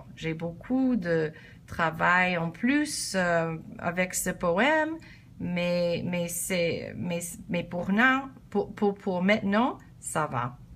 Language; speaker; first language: French; non-native, learner; English